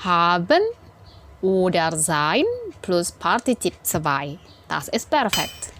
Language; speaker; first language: German; non-native, fluent; Indonesian